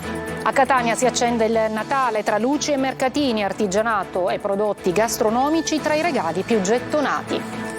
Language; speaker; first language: Italian; native; Italian